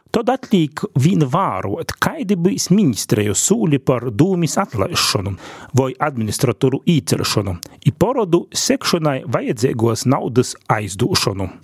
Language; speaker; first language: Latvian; native; Latvian